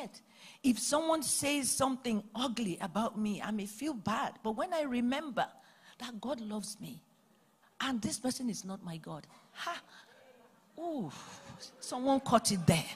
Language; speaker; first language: English; non-native, local second language; Yoruba